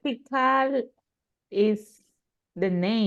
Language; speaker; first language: English; non-native, learner; Spanish